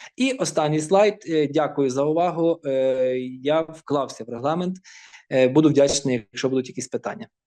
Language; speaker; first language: Ukrainian; native; Ukrainian